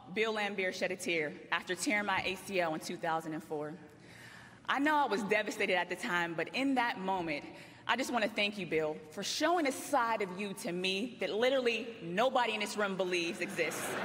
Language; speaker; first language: English; native; English